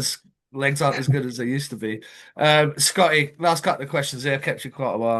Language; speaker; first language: English; native; English